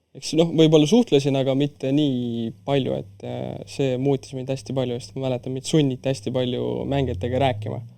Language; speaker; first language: Estonian; non-native, local second language; Russian